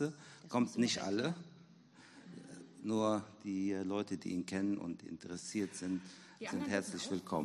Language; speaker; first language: German; non-native, learner; Arabic